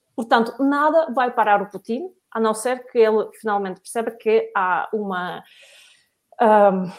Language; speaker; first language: Portuguese; non-native, fluent; Russian